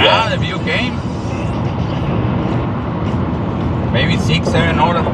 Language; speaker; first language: English; non-native, learner; Spanish